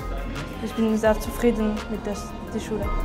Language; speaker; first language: German; non-native, learner; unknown